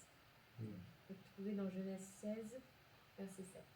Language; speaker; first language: French; native; French